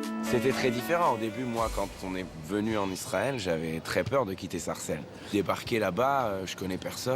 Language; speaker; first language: French; native; French